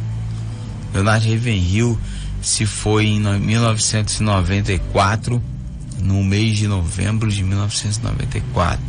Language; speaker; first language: Portuguese; native; Portuguese